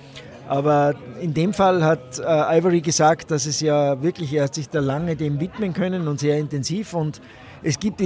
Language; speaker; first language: German; native; German